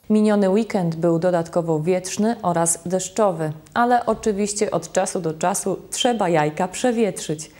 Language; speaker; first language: Polish; native; Polish